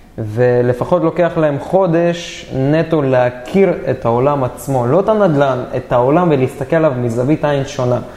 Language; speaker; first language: Hebrew; native; Hebrew